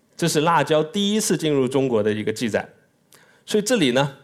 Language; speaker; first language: Chinese; native; Chinese